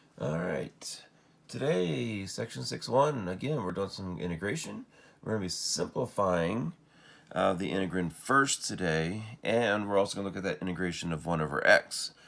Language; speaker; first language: English; native; English